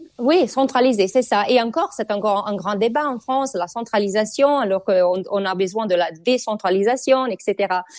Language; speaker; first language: French; non-native, fluent; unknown